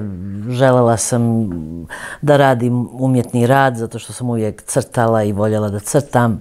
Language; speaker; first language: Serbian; early bilingual, other home language; Croatian